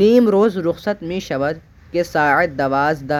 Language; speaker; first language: Persian; non-native, fluent; Urdu